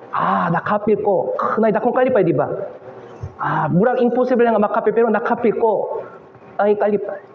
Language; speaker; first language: Cebuano; non-native, fluent; Korean